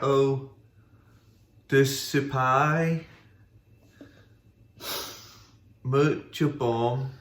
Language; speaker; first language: Portuguese; non-native, learner; English